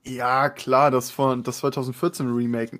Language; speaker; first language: German; native; German